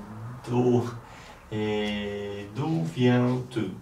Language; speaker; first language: French; non-native, learner; Polish